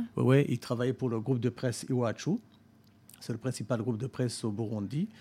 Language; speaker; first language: French; non-native, local second language; Rundi